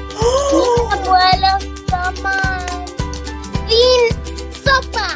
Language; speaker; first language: Spanish; non-native, learner; English